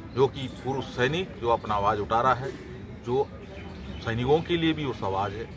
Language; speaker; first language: Hindi; non-native, local second language; Malayalam